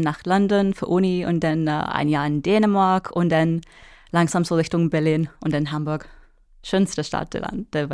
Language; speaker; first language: German; non-native, fluent; English